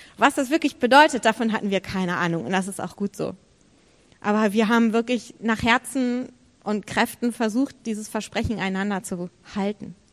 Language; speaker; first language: German; native; German